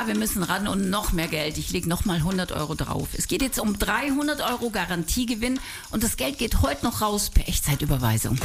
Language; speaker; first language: German; native; German